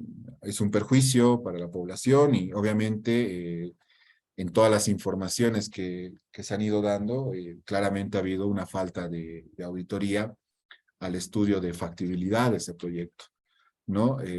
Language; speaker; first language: Spanish; native; Spanish